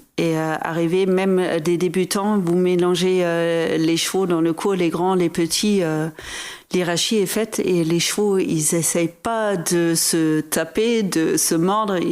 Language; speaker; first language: French; non-native, fluent; German